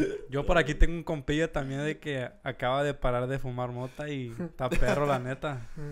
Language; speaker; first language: Spanish; early bilingual, heritage; Spanish